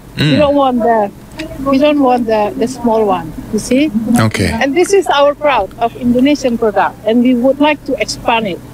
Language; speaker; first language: English; non-native, learner; Indonesian